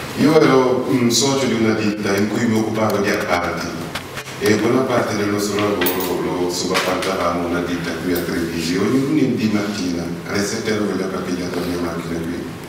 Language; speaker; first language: Italian; non-native, fluent; Wolof